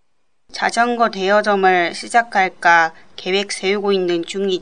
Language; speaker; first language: Korean; non-native, learner; Japanese